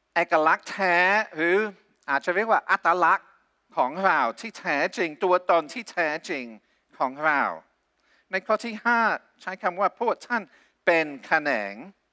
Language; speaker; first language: Thai; non-native, fluent; English